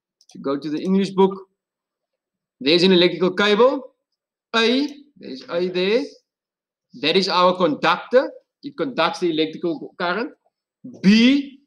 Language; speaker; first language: English; non-native, local second language; Afrikaans